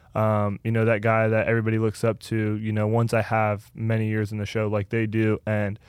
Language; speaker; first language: English; early bilingual, other home language; Spanish